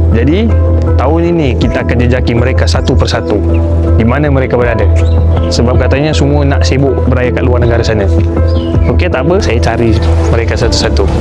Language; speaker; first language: Malay; native; Malay